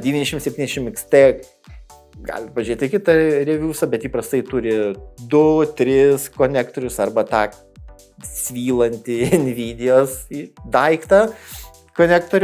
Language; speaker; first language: Lithuanian; native; Lithuanian